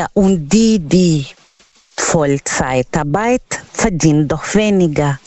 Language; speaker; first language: German; non-native, fluent; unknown